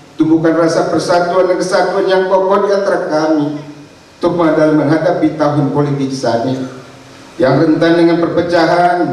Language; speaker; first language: Indonesian; native; Indonesian